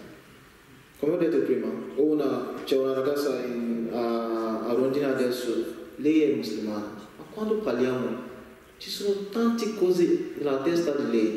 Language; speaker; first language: Italian; non-native, learner; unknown